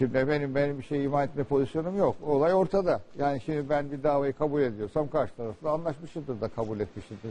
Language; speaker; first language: Turkish; native; Turkish